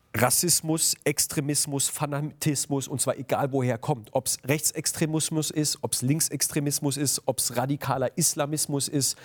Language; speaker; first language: German; native; German